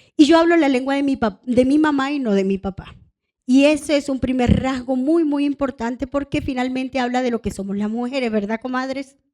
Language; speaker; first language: Spanish; non-native, local second language; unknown